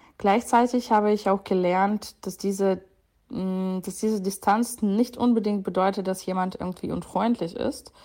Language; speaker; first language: German; non-native, fluent; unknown